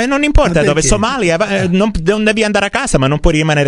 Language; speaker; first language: Italian; non-native, fluent; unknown